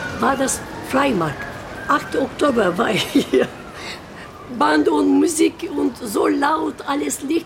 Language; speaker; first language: German; non-native, learner; Turkish